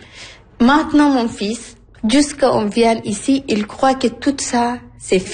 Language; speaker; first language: French; non-native, learner; Arabic